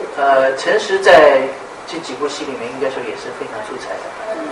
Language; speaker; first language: Chinese; native; Chinese